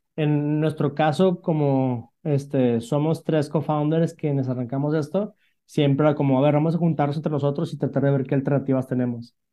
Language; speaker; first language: Spanish; native; Spanish